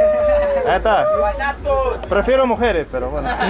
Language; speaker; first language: Spanish; non-native, fluent; English